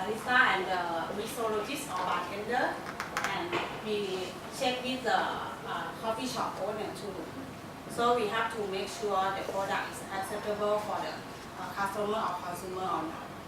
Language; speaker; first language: English; non-native, learner; Thai